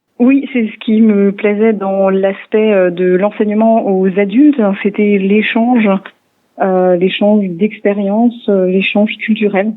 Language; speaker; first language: French; non-native, local second language; Swiss German